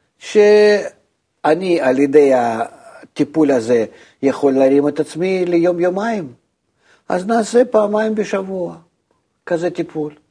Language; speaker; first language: Hebrew; non-native, fluent; Russian